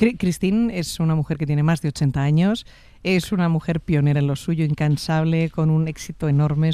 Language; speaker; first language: Spanish; native; Spanish